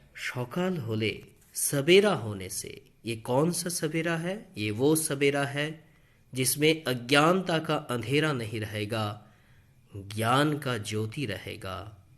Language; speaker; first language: Hindi; non-native, local second language; Bangla